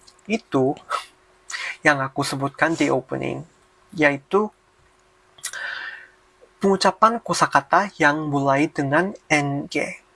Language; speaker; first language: Indonesian; non-native, fluent; Korean